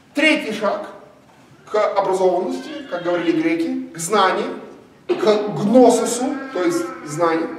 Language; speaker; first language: Russian; non-native, fluent; English